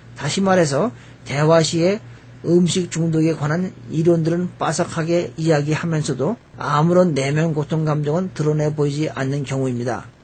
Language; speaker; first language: Korean; native; Korean